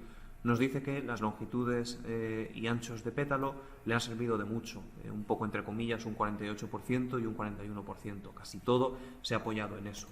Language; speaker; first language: Spanish; native; Spanish